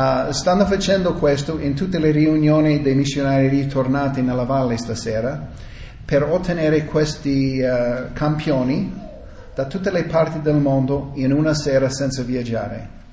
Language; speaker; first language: Italian; non-native, fluent; English